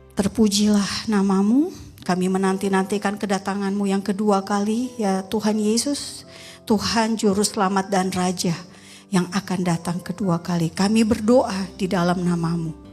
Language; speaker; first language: Indonesian; native; Indonesian